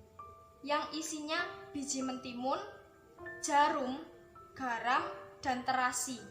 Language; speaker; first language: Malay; non-native, local second language; Javanese